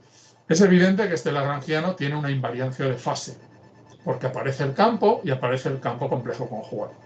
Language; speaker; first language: Spanish; native; Spanish